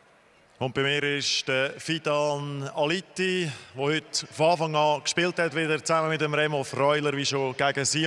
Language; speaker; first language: German; native; German